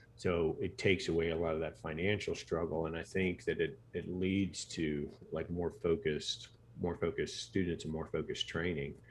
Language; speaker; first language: English; native; English